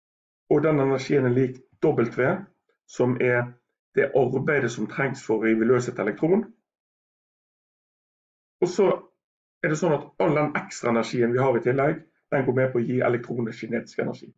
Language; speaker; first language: Norwegian; native; Norwegian